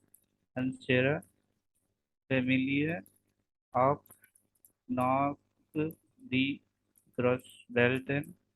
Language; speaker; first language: German; non-native, learner; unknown